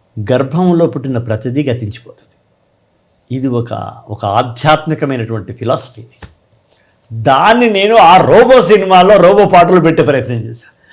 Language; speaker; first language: Telugu; native; Telugu